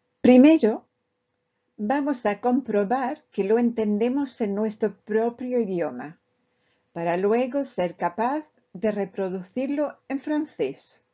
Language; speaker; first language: Spanish; non-native, fluent; French